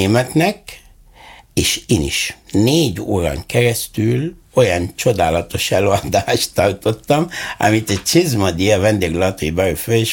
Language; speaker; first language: Hungarian; non-native, fluent; Arabic